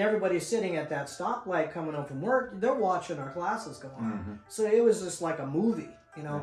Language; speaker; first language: English; native; English